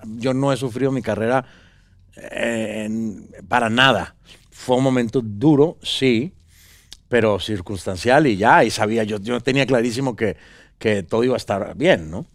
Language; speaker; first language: Spanish; native; Spanish